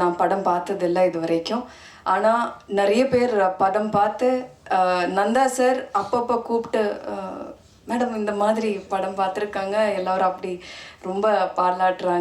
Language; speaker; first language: Tamil; non-native, fluent; Malayalam